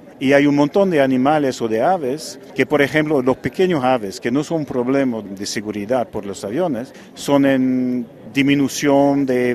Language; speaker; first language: Spanish; non-native, fluent; French